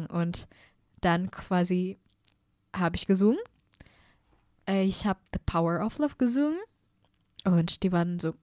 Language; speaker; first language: German; non-native, fluent; Indonesian